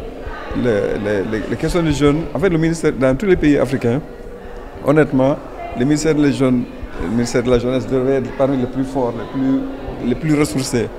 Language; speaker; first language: French; non-native, local second language; Wolof